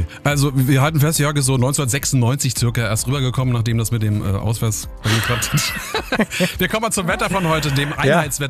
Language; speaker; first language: German; native; German